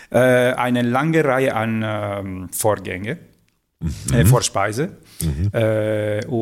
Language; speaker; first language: German; non-native, fluent; Italian